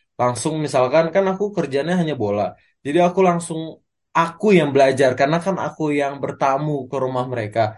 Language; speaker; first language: Indonesian; native; Indonesian